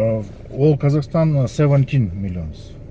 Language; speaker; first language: English; non-native, learner; Kazakh